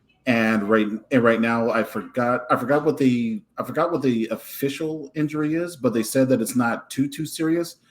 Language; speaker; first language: English; native; English